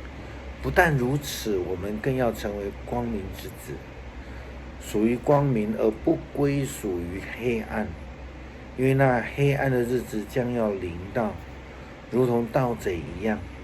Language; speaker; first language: Chinese; native; Chinese